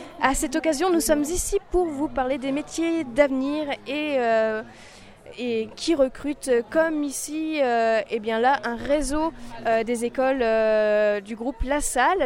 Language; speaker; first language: French; native; French